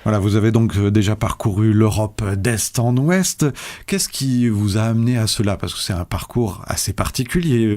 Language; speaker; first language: French; native; French